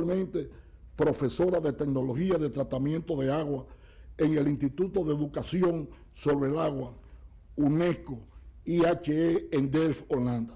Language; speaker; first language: Spanish; native; Spanish